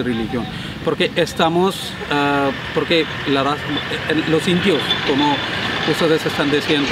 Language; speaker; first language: Spanish; non-native, learner; Malayalam